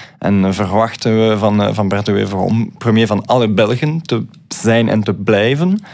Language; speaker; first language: Dutch; non-native, local second language; French